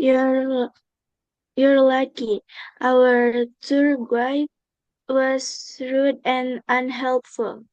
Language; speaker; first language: English; non-native, learner; Indonesian